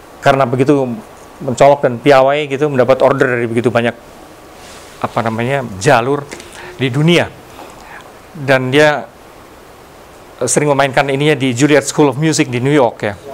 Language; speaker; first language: Indonesian; native; Indonesian